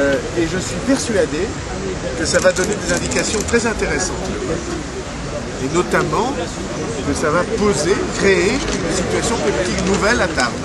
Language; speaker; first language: French; native; French